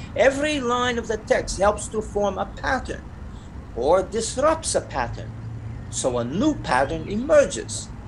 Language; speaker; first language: English; non-native, fluent; Russian